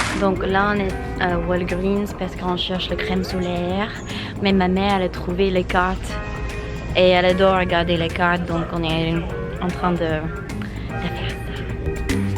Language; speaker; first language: French; non-native, fluent; English